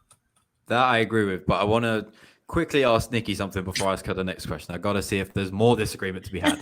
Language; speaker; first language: English; native; English